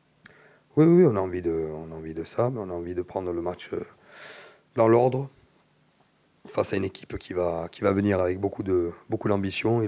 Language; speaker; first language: French; native; French